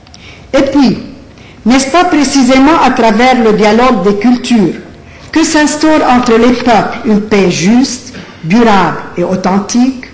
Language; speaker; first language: French; non-native, local second language; Arabic